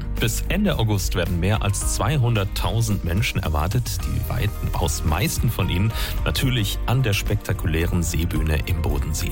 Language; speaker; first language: German; native; German